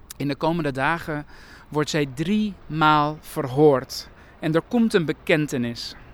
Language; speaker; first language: Dutch; early bilingual, other home language; Persian